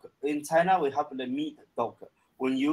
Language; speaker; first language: English; non-native, learner; Chinese